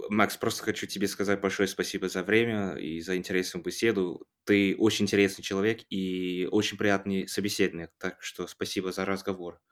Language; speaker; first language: Russian; non-native, fluent; English